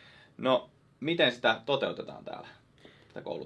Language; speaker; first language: Finnish; native; Finnish